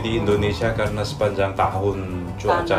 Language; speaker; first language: Indonesian; non-native, fluent; Korean